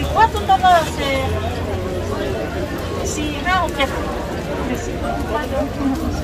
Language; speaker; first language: French; non-native, learner; Thai